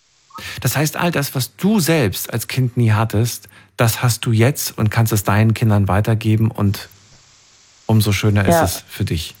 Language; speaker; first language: German; native; German